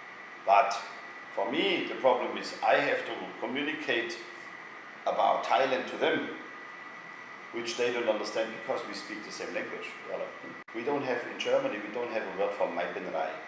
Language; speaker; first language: English; non-native, fluent; German